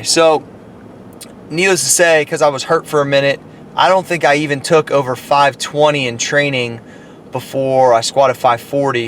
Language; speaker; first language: English; native; English